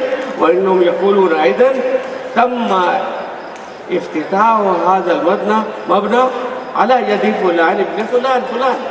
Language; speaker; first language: Arabic; non-native, fluent; Urdu